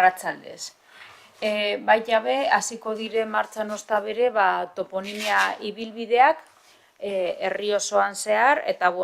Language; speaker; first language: Basque; native; Basque